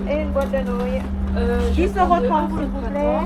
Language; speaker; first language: French; non-native, fluent; Thai